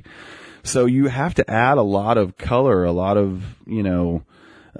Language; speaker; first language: English; native; English